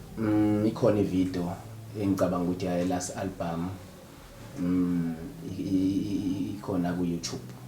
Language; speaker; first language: Zulu; native; Zulu